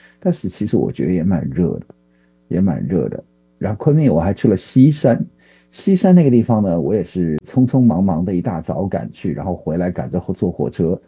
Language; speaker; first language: Chinese; native; Chinese